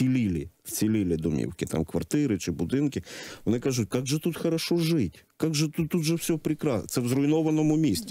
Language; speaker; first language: Ukrainian; native; Ukrainian